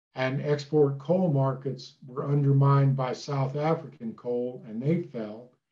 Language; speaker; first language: English; native; English